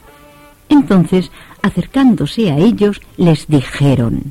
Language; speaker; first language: Spanish; native; Spanish